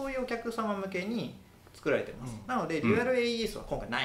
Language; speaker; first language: Japanese; native; Japanese